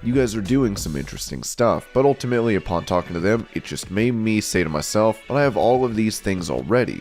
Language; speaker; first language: English; native; English